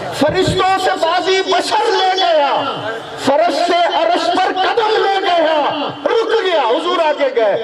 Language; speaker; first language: Urdu; non-native, local second language; Punjabi